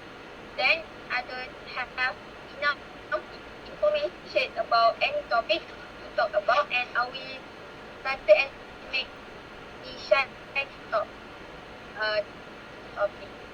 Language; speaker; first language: English; non-native, local second language; Malay